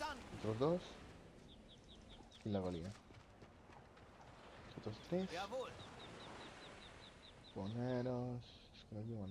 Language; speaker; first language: Spanish; native; Spanish